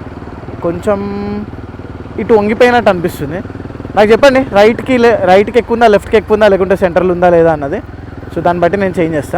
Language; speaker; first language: Telugu; native; Telugu